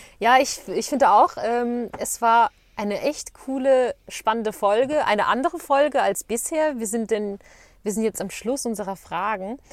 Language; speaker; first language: German; early bilingual, other home language; Bosnian